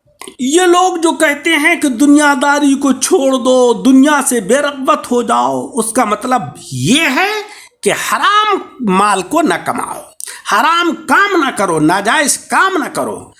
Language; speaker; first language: Urdu; native; Urdu